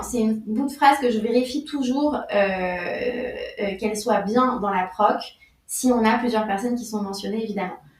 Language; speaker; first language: French; native; French